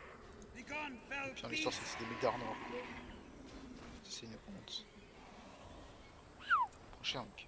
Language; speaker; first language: French; native; French